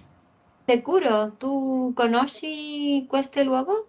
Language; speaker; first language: Italian; non-native, learner; Spanish